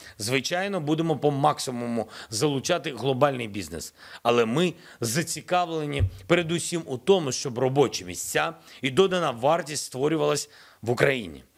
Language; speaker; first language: Ukrainian; non-native, local second language; Russian